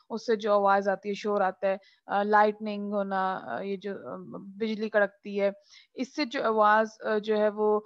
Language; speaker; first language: Urdu; non-native, local second language; Punjabi